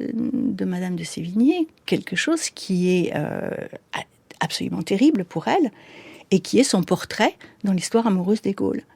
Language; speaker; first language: French; native; French